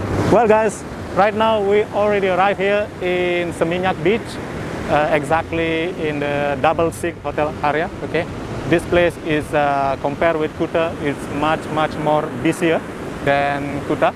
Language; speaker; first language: English; non-native, fluent; Indonesian